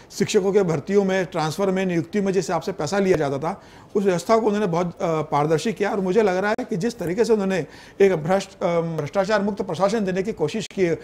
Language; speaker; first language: Hindi; native; Hindi